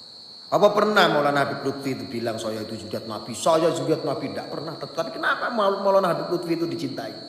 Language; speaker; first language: Indonesian; non-native, local second language; Javanese